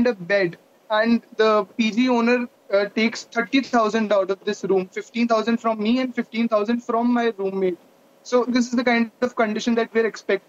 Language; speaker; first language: English; non-native, local second language; Hindi